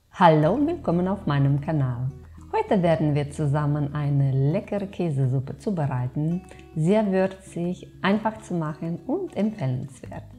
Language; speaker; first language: German; non-native, fluent; Romanian